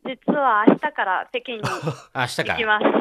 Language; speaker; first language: Japanese; non-native, fluent; Chinese